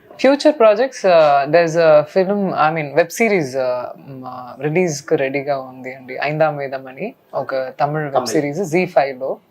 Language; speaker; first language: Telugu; non-native, local second language; Tamil